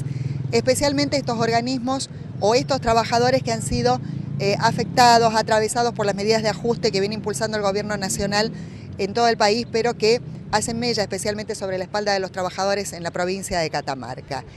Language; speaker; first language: Spanish; native; Spanish